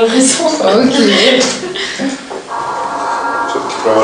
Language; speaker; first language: French; non-native, learner; Russian